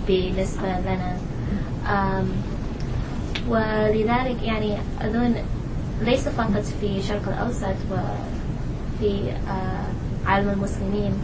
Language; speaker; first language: Arabic; non-native, learner; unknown